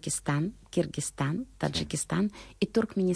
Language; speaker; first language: Spanish; non-native, fluent; Russian